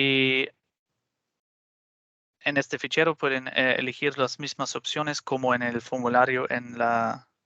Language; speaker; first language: Spanish; non-native, fluent; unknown